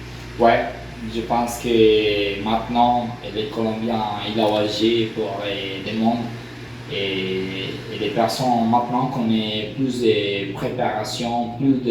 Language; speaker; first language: French; non-native, learner; Spanish